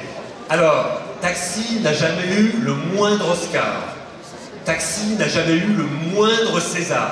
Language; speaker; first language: French; native; French